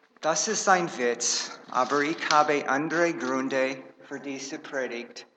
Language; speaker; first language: German; non-native, fluent; English